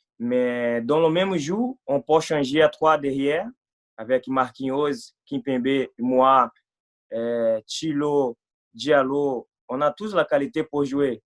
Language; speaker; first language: French; non-native, fluent; Portuguese